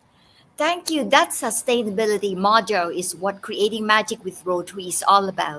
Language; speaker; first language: English; non-native, fluent; Thai